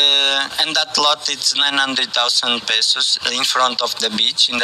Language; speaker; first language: English; non-native, learner; Portuguese